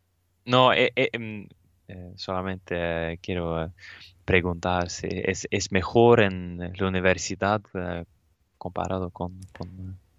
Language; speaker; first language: Spanish; non-native, learner; Swedish